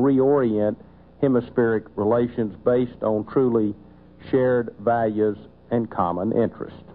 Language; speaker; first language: English; native; English